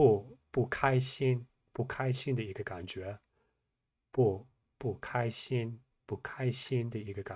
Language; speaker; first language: Chinese; non-native, fluent; English